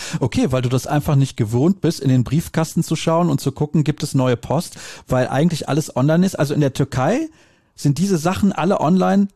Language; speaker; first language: German; native; German